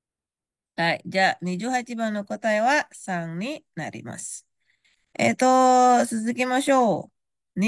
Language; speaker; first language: Japanese; non-native, fluent; Indonesian